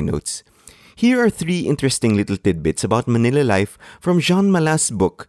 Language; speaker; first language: English; non-native, local second language; Filipino